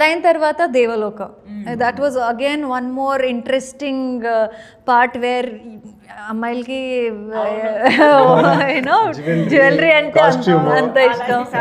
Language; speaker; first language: Telugu; non-native, learner; Kannada